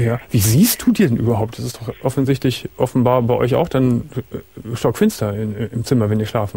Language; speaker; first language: German; native; German